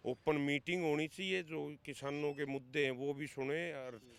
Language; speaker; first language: Hindi; native; Hindi